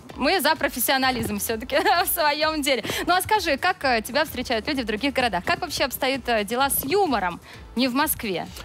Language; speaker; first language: Russian; native; Russian